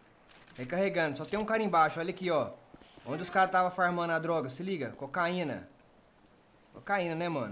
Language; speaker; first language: Portuguese; native; Portuguese